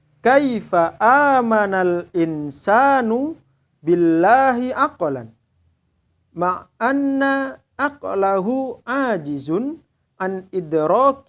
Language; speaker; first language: Arabic; non-native, fluent; Indonesian